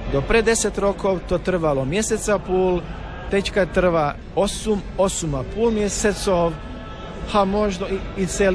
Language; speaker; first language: Slovak; non-native, learner; Croatian